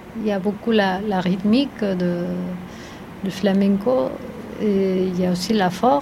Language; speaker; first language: French; non-native, fluent; Spanish